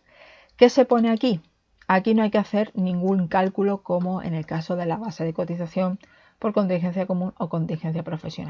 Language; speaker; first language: Spanish; native; Spanish